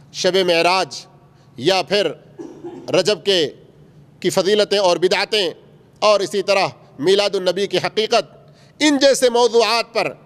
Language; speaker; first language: Urdu; native; Urdu